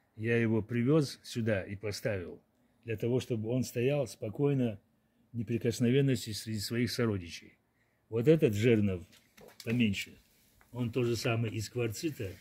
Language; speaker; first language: Russian; non-native, local second language; Adyghe